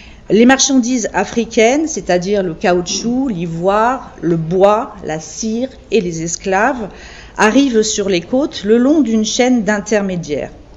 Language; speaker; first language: French; native; French